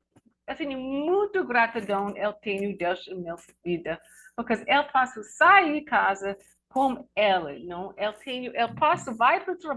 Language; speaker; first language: Portuguese; non-native, learner; English